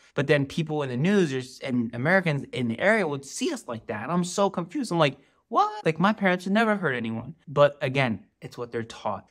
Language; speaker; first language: English; native; English